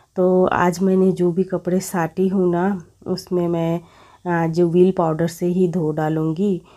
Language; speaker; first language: Hindi; non-native, local second language; Bangla